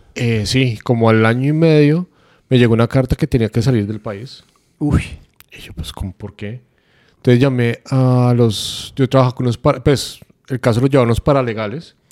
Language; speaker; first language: Spanish; native; Spanish